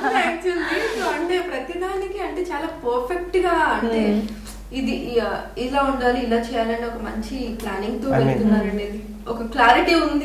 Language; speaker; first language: Telugu; native; Telugu